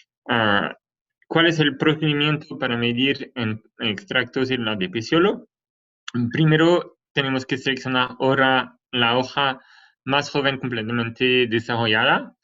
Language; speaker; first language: Spanish; non-native, fluent; French